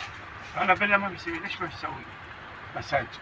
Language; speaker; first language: Arabic; native; Arabic